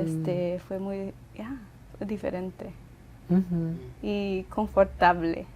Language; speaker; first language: Spanish; early bilingual, other home language; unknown